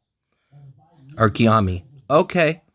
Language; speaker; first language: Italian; non-native, learner; English